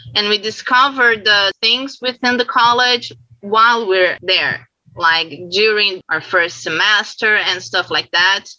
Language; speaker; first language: English; non-native, fluent; Portuguese